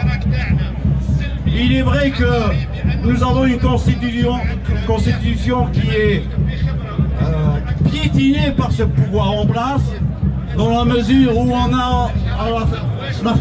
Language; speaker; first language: French; non-native, local second language; Arabic